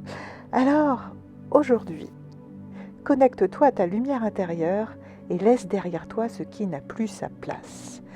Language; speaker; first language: French; native; French